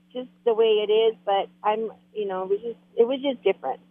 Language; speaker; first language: English; non-native, fluent; Spanish